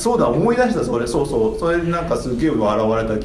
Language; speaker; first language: Japanese; native; Japanese